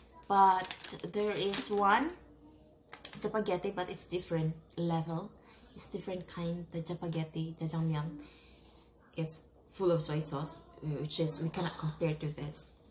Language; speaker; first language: English; non-native, local second language; Cebuano